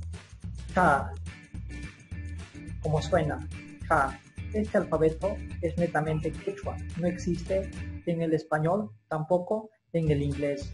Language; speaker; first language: Spanish; non-native, local second language; Quechua